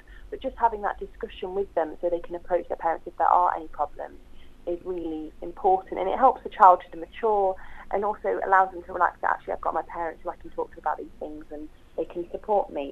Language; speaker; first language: English; native; English